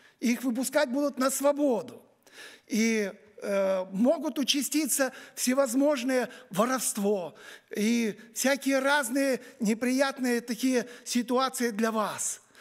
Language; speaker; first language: Russian; native; Russian